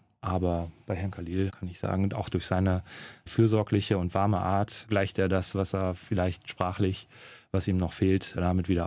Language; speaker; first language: German; native; German